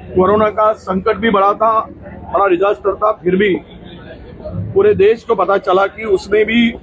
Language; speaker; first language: Hindi; non-native, local second language; Marathi